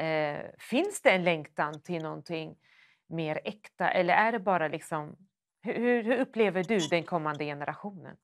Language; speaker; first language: Swedish; native; Swedish